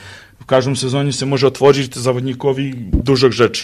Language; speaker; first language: Polish; non-native, learner; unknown